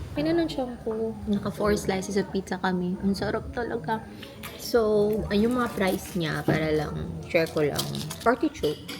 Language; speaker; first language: Filipino; non-native, local second language; Cebuano